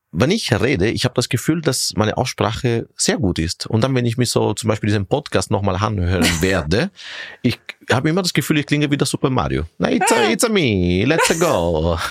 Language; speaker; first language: German; non-native, fluent; Italian